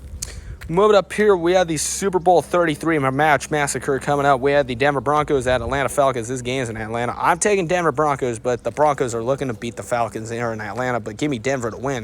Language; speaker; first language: English; native; English